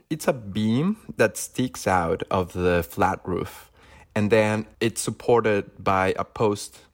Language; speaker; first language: English; non-native, fluent; Spanish